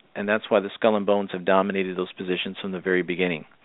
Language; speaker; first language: English; native; English